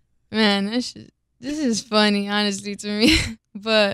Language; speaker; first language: English; early bilingual, other home language; Spanish